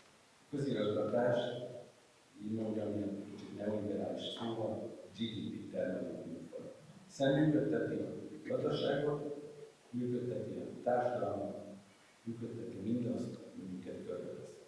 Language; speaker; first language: Hungarian; native; Hungarian